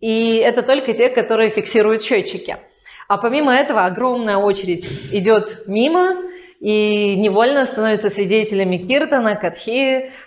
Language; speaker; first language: Russian; native; Russian